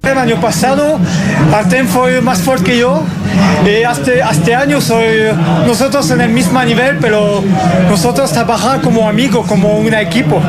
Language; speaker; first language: Portuguese; non-native, learner; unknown